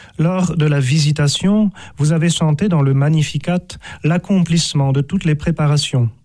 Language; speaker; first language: French; native; French